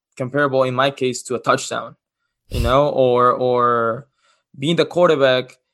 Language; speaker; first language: English; non-native, fluent; Spanish